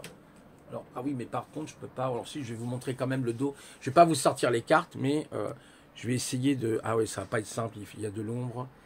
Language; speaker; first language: French; native; French